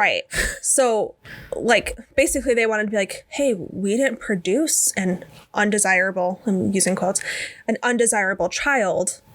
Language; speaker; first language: English; native; English